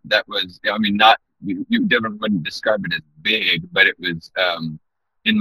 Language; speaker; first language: English; native; English